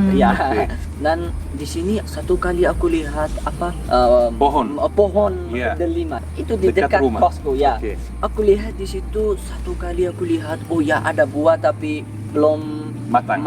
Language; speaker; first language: Indonesian; non-native, learner; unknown